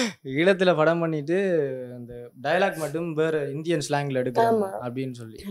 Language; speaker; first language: Tamil; native; Tamil